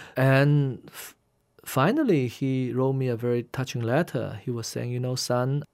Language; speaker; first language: English; non-native, fluent; Min Nan Chinese